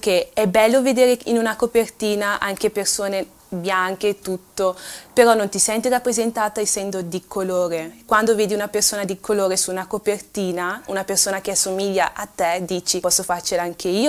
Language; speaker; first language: Italian; early bilingual, other home language; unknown